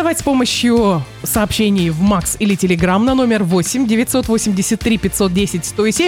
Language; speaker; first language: Russian; native; Russian